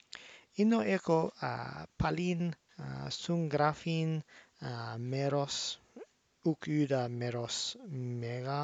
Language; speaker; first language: Greek; non-native, fluent; English